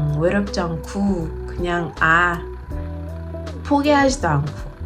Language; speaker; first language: Korean; non-native, learner; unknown